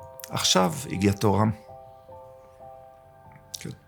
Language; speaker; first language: Hebrew; early bilingual, other home language; German